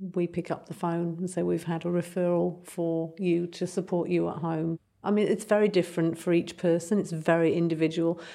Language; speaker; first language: English; native; English